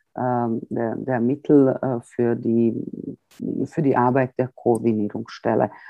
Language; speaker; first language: German; early bilingual, heritage; Croatian